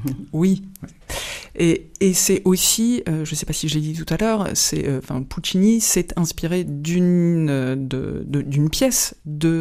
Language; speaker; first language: French; native; French